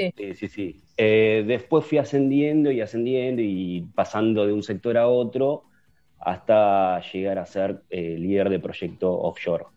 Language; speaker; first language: Spanish; native; Spanish